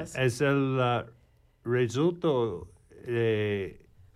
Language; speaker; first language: Spanish; non-native, learner; English